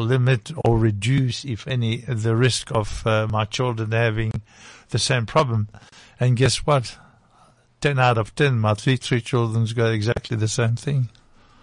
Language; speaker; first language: English; non-native, fluent; French